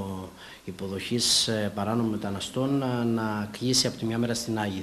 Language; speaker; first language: Greek; native; Greek